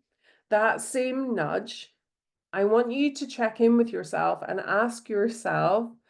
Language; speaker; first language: English; native; English